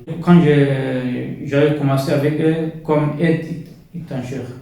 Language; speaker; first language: French; non-native, fluent; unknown